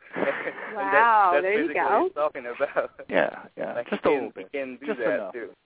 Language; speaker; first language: English; non-native, local second language; Filipino